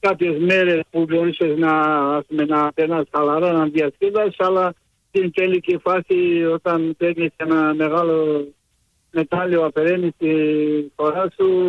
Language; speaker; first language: Greek; early bilingual, heritage; Greek